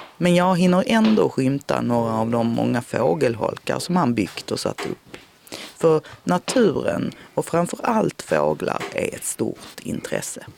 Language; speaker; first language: Swedish; native; Swedish